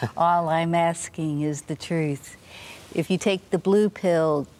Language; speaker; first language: English; native; English